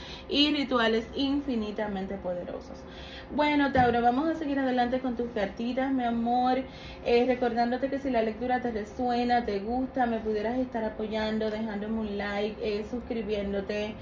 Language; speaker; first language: Spanish; native; Spanish